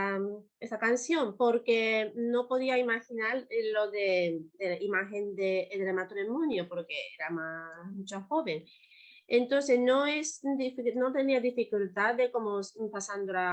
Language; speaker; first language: Spanish; non-native, learner; Japanese